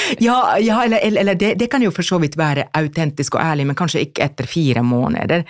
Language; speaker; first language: Norwegian; non-native, fluent; Finnish